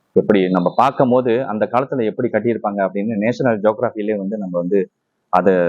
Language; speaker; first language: Tamil; non-native, local second language; Chinese